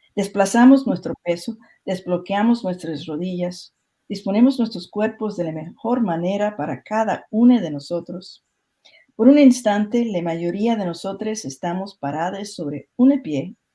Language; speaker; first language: Spanish; early bilingual, other home language; English